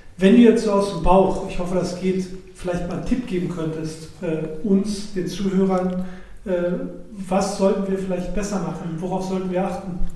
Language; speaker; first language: German; native; German